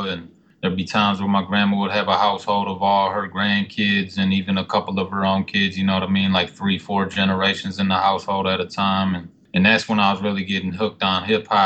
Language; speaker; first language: English; native; English